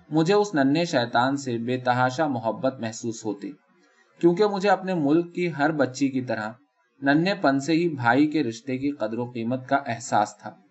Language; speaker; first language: Urdu; native; Urdu